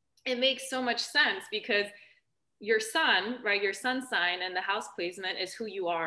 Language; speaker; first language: English; early bilingual, other home language; Romanian